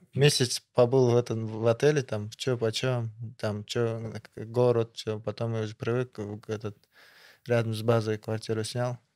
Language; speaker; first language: Russian; non-native, local second language; Kazakh